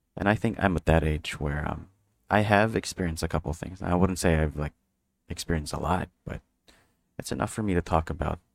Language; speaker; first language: English; non-native, local second language; Filipino